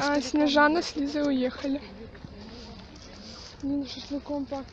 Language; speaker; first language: Russian; native; Russian